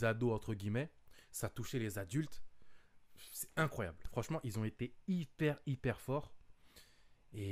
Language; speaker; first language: French; native; French